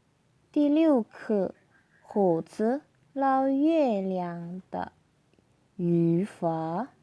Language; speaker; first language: Chinese; non-native, fluent; Indonesian